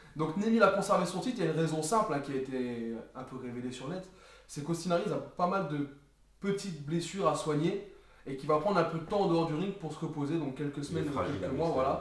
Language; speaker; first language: French; native; French